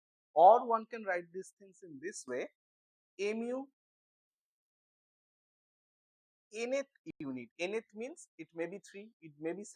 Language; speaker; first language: English; non-native, local second language; Bangla